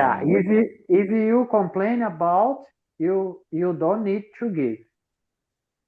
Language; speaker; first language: English; non-native, learner; Portuguese